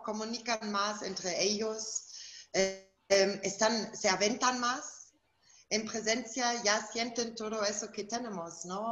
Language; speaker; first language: Spanish; non-native, fluent; German